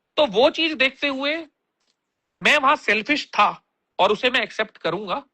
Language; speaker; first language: Hindi; native; Hindi